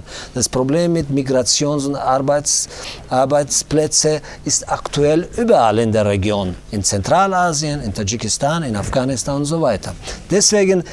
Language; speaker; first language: German; non-native, fluent; Tajik